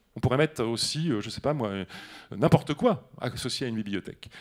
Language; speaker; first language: French; native; French